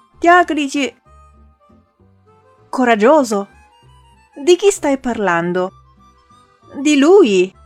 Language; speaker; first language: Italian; non-native, fluent; Chinese